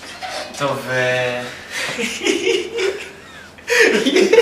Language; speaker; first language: Hebrew; native; Hebrew